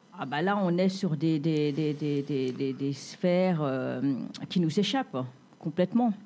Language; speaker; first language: French; native; French